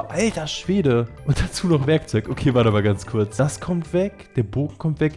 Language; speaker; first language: German; native; German